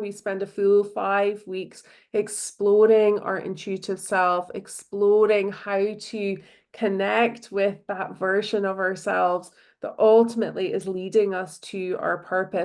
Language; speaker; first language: English; native; English